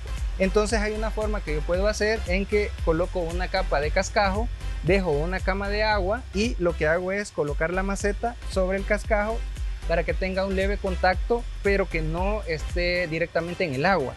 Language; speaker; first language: Spanish; native; Spanish